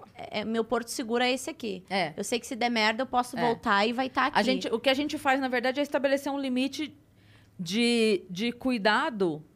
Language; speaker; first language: Portuguese; native; Portuguese